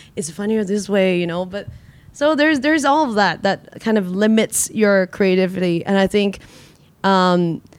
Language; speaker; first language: English; native; English